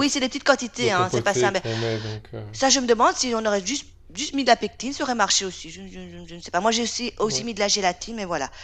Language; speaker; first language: French; native; French